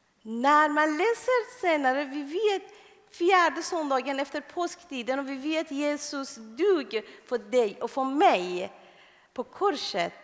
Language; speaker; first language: Swedish; non-native, fluent; Persian